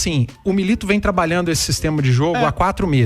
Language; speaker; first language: Portuguese; native; Portuguese